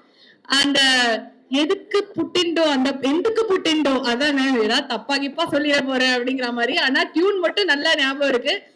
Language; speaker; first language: Tamil; native; Tamil